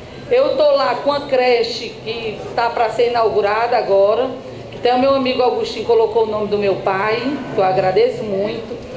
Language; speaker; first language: Portuguese; native; Portuguese